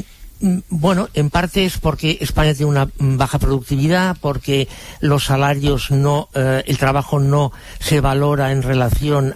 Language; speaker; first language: Spanish; native; Spanish